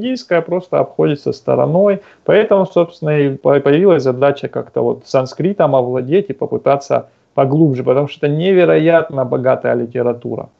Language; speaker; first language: Russian; native; Russian